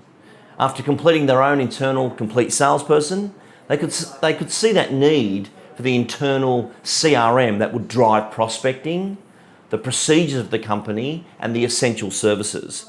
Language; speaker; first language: English; native; English